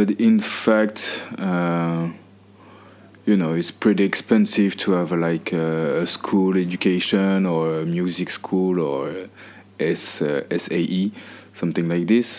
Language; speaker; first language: English; non-native, fluent; French